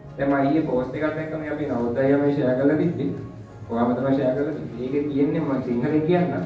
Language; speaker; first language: Sinhala; native; Sinhala